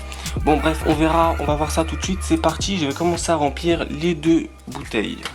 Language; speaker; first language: French; native; French